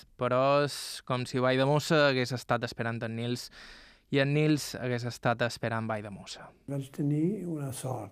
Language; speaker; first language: Catalan; non-native, fluent; German